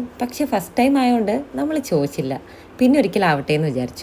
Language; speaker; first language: Malayalam; native; Malayalam